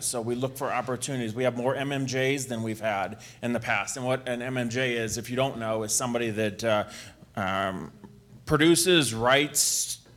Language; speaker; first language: English; native; English